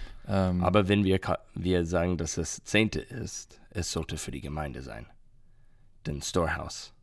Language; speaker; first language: German; non-native, learner; English